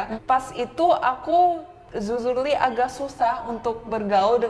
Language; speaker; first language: Indonesian; early bilingual, other home language; Korean